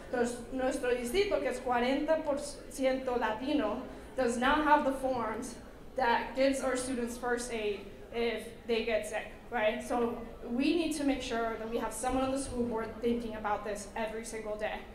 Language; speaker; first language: English; early bilingual, other home language; Spanish